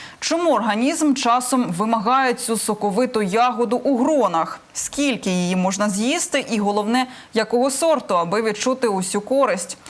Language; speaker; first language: Ukrainian; native; Ukrainian